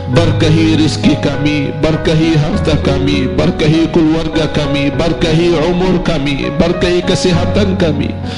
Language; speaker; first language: Malay; non-native, fluent; Arabic